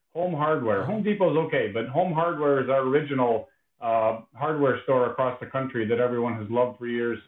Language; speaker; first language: English; early bilingual, other home language; Ukrainian